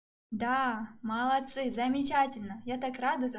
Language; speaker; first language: Russian; non-native, local second language; Kazakh